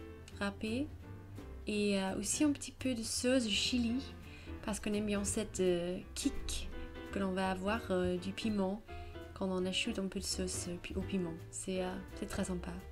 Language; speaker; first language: French; non-native, fluent; Danish